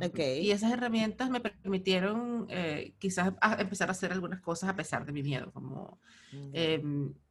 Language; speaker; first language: Spanish; native; Spanish